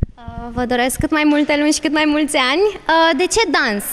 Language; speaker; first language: Romanian; native; Romanian